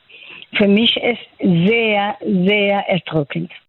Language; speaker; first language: German; non-native, fluent; Persian